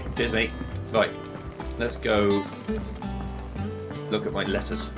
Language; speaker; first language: English; native; English